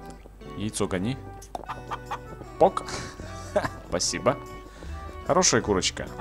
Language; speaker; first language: Russian; native; Russian